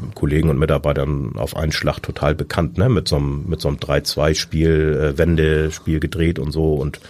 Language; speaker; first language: German; native; German